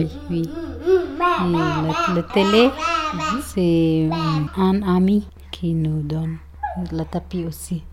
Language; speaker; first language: French; non-native, learner; Tibetan